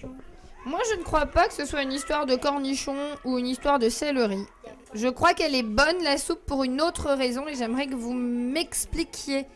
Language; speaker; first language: French; native; French